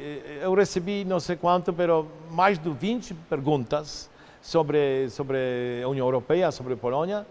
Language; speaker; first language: Portuguese; non-native, fluent; Polish